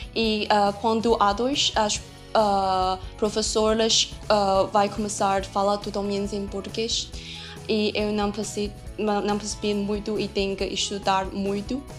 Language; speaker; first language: Portuguese; non-native, learner; Chinese